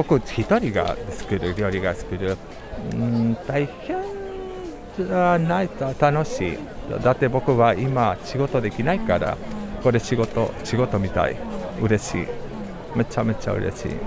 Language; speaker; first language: Japanese; non-native, learner; Spanish